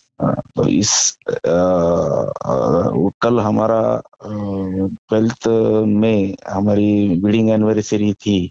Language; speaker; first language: Hindi; non-native, local second language; Marathi